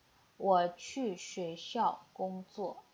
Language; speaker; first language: Chinese; non-native, fluent; Indonesian